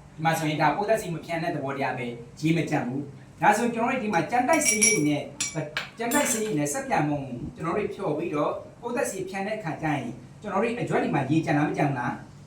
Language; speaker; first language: Burmese; native; Burmese